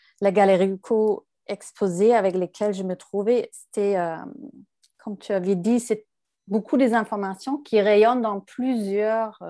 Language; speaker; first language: French; non-native, fluent; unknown